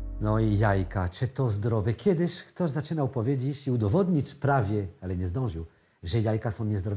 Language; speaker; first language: Polish; non-native, learner; French